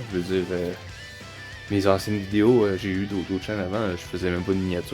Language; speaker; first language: French; native; French